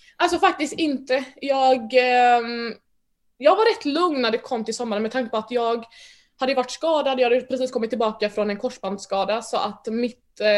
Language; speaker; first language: Swedish; early bilingual, other home language; Mandingo